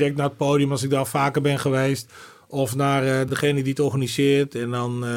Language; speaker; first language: Dutch; native; Dutch